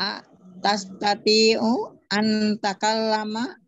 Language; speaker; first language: Arabic; non-native, learner; Indonesian